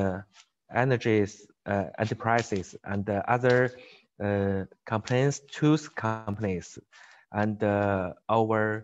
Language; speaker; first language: English; non-native, learner; Chinese